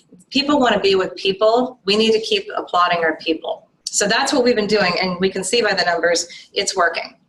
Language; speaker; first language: English; native; English